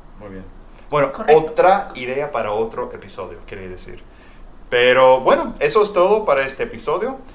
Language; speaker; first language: Spanish; non-native, fluent; English